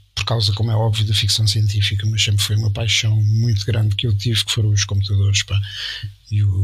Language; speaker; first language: Portuguese; native; Portuguese